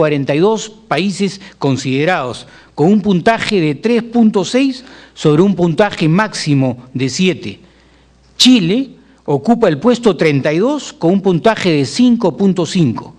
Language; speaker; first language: Spanish; native; Spanish